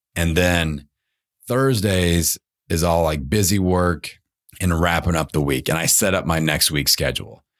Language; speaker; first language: English; native; English